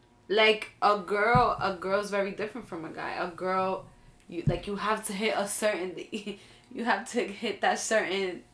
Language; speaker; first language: English; early bilingual, other home language; Spanish